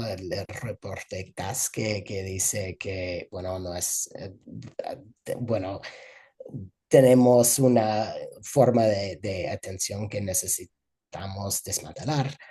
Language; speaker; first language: Spanish; non-native, fluent; English